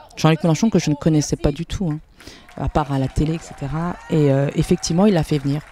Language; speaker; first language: French; native; French